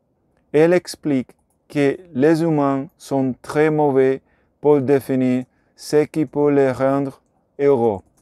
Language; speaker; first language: French; non-native, learner; Spanish